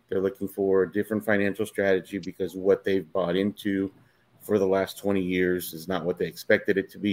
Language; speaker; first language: English; native; English